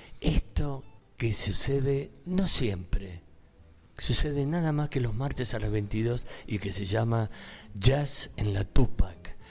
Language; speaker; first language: Spanish; native; Spanish